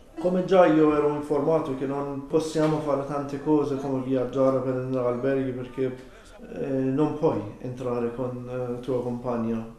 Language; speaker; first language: Italian; non-native, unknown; Persian